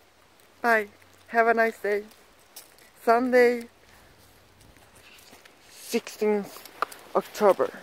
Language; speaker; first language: English; non-native, learner; Swedish